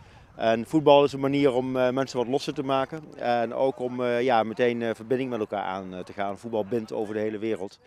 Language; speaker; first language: Dutch; native; Dutch